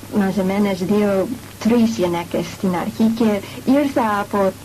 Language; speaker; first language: Greek; non-native, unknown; English